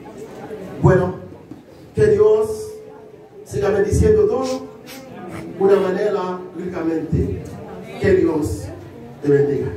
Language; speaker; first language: Spanish; non-native, learner; Haitian Creole